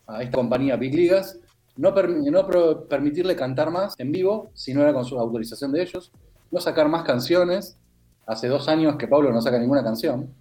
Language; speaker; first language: Spanish; native; Spanish